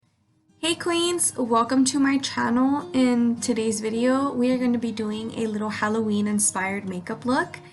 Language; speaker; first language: English; native; English